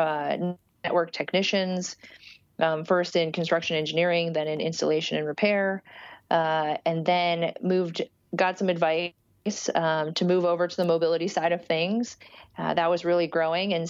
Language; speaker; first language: English; early bilingual, other home language; Portuguese